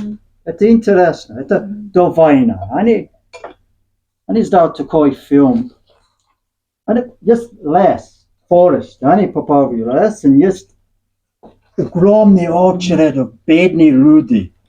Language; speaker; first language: Russian; non-native, learner; English